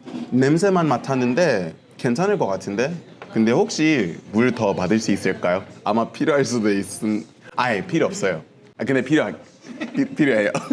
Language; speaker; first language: Korean; non-native, fluent; English